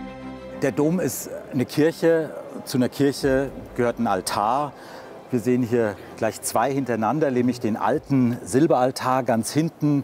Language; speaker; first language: German; native; German